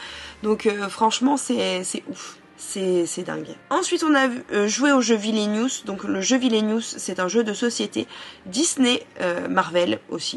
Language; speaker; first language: French; native; French